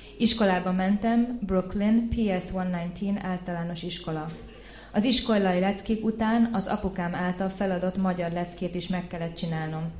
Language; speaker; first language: Hungarian; early bilingual, heritage; Hungarian